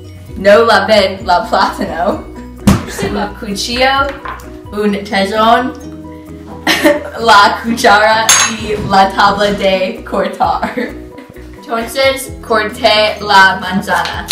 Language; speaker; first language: Spanish; non-native, learner; English